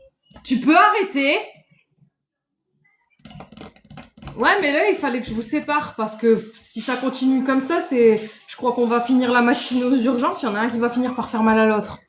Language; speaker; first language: French; native; French